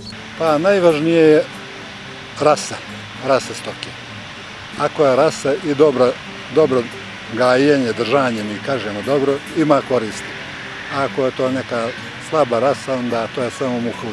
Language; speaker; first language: Bosnian; native; Bosnian